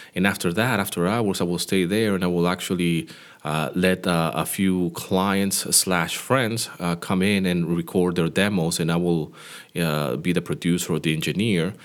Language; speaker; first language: English; non-native, fluent; Greek